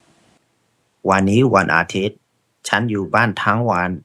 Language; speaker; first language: Thai; non-native, fluent; Burmese